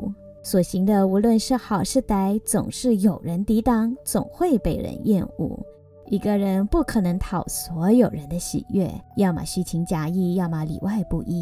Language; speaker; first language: Chinese; native; Chinese